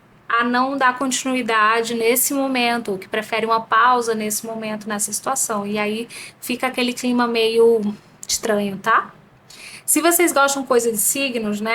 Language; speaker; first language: Portuguese; native; Portuguese